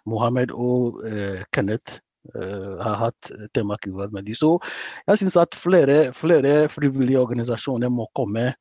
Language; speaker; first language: Norwegian; non-native, fluent; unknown